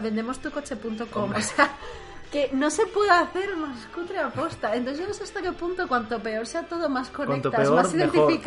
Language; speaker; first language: Spanish; native; Spanish